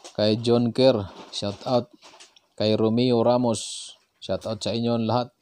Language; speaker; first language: Filipino; non-native, local second language; Cebuano